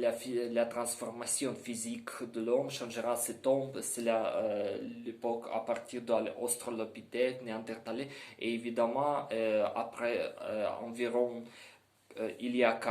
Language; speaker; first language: French; non-native, learner; Ukrainian